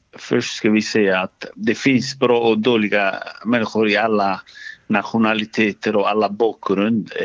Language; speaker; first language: Swedish; non-native, fluent; Somali